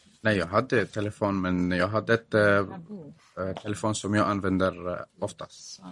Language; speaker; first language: Swedish; non-native, fluent; Arabic